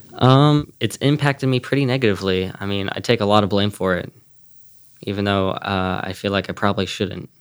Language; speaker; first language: English; native; English